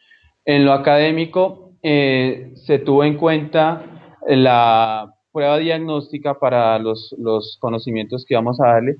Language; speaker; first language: Spanish; native; Spanish